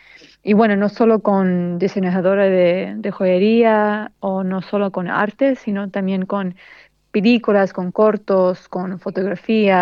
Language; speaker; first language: Spanish; early bilingual, heritage; Spanish